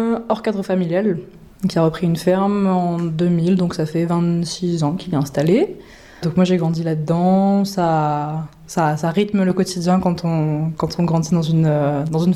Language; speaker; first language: French; native; French